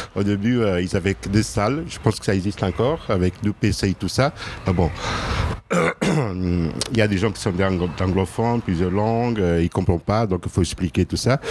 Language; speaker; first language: French; non-native, fluent; Portuguese